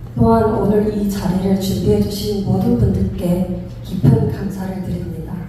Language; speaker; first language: Korean; early bilingual, heritage; Korean